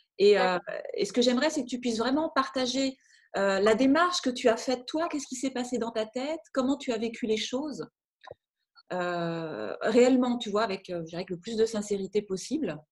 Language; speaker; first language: French; native; French